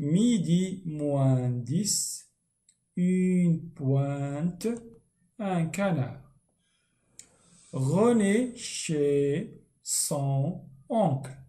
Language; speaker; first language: French; non-native, fluent; Arabic